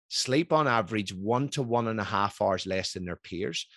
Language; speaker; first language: English; native; English